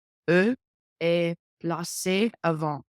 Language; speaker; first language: French; non-native, learner; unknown